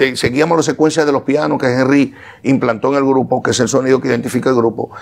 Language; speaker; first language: Spanish; native; Spanish